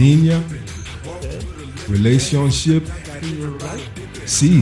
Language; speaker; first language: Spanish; non-native, learner; English